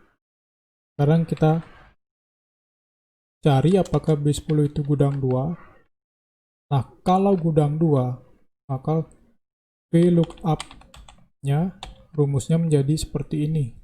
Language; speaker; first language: Indonesian; native; Indonesian